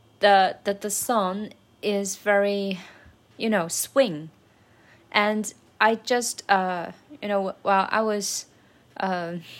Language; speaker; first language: English; non-native, learner; Chinese